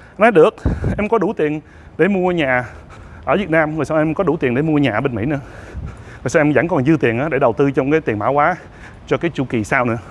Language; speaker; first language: Vietnamese; early bilingual, heritage; Vietnamese